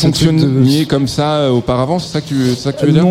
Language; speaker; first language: French; native; French